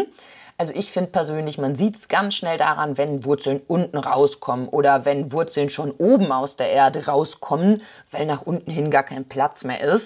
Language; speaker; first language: German; native; German